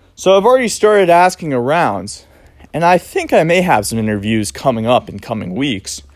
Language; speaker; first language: English; native; English